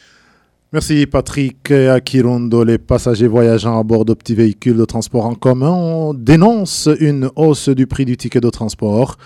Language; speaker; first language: French; non-native, local second language; Rundi